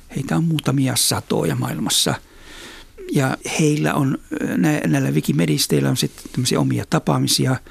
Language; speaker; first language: Finnish; native; Finnish